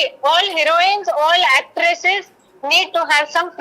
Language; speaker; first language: Telugu; non-native, learner; Hindi